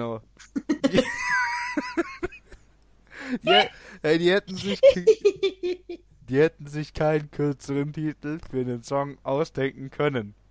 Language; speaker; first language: German; native; German